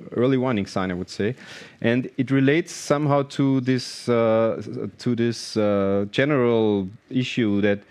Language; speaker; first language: English; non-native, fluent; German